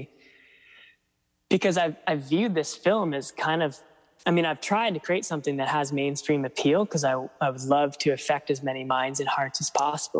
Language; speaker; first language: English; native; English